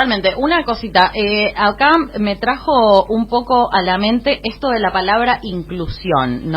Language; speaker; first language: Spanish; native; Spanish